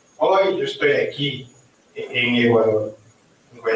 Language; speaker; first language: Spanish; non-native, learner; Haitian Creole